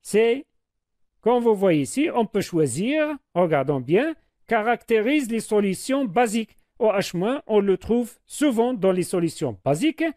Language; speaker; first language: French; non-native, local second language; Arabic